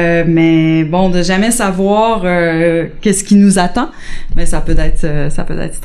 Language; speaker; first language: French; native; French